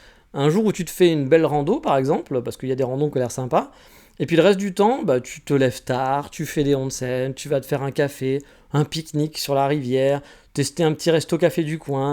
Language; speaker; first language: French; native; French